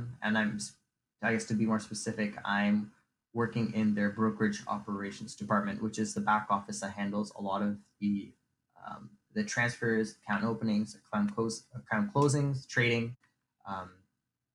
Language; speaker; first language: English; native; English